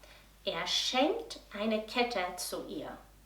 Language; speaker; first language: German; non-native, fluent; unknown